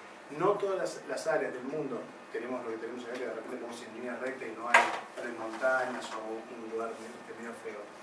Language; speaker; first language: Spanish; native; Spanish